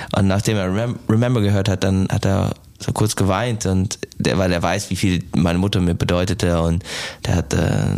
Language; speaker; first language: German; non-native, fluent; English